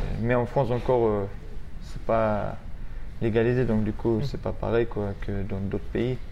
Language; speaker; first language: French; non-native, fluent; Russian